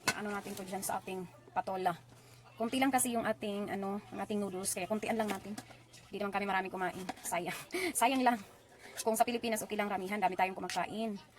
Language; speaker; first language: Filipino; non-native, local second language; Waray